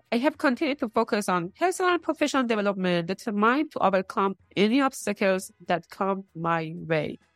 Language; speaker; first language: English; non-native, fluent; Persian